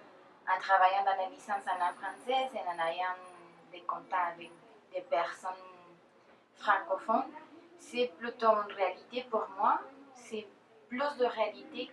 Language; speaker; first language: French; non-native, fluent; Spanish